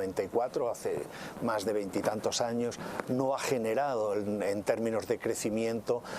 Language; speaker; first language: Spanish; native; Spanish